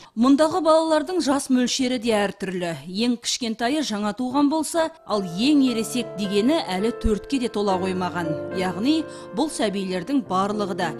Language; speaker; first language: Kazakh; native; Kazakh